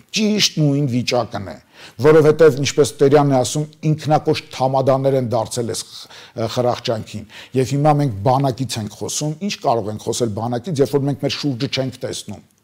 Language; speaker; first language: Armenian; native; Armenian